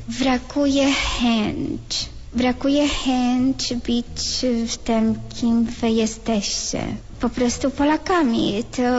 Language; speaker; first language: Polish; non-native, fluent; Spanish